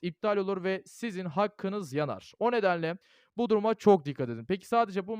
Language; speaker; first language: Turkish; native; Turkish